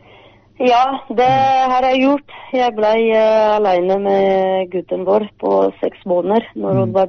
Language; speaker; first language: Norwegian; non-native, fluent; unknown